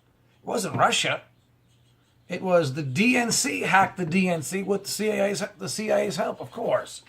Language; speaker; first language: English; native; English